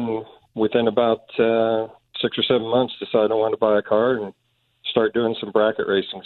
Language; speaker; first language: English; native; English